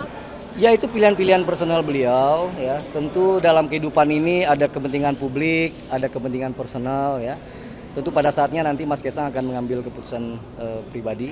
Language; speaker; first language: Indonesian; native; Indonesian